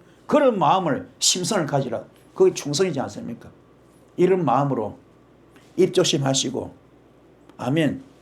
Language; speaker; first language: Korean; native; Korean